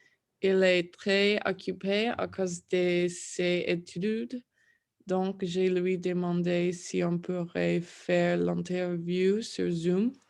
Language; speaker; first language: French; non-native, learner; English